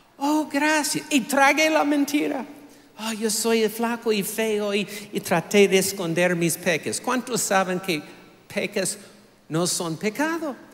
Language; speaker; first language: Spanish; non-native, fluent; English